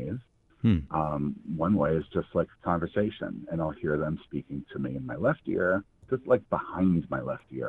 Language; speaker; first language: English; native; English